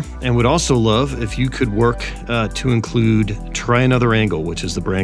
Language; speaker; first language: English; native; English